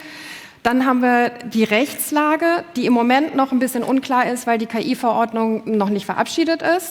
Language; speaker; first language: German; native; German